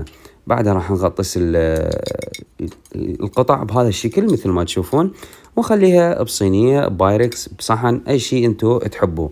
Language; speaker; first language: Arabic; native; Arabic